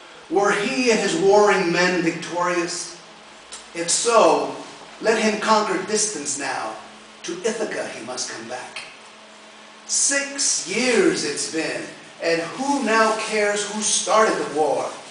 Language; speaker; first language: English; early bilingual, other home language; Spanish